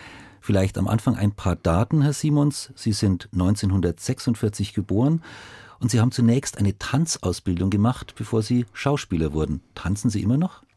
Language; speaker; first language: German; native; German